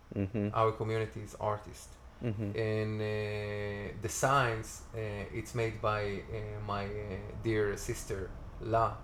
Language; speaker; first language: English; non-native, fluent; Hebrew